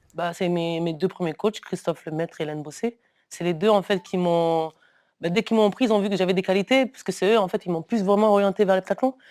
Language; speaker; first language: French; early bilingual, other home language; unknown